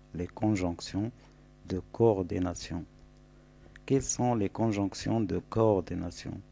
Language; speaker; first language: French; non-native, local second language; Arabic